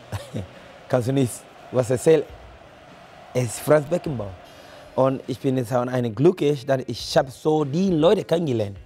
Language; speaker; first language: German; non-native, fluent; Akan